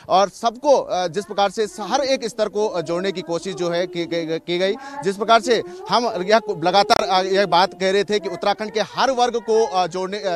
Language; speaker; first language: Hindi; native; Hindi